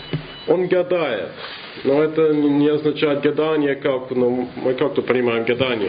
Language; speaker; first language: Russian; non-native, fluent; English